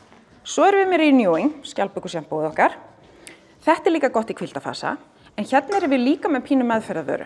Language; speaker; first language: Icelandic; native; Icelandic